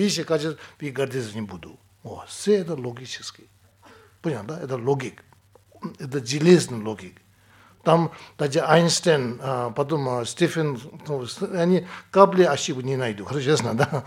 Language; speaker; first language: Russian; non-native, learner; Tibetan